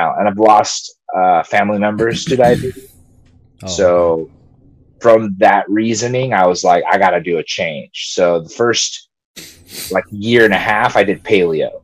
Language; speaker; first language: English; early bilingual, other home language; Spanish